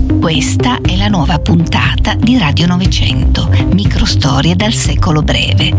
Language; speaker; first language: Italian; native; Italian